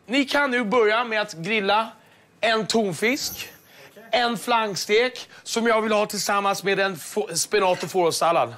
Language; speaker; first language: Swedish; native; Swedish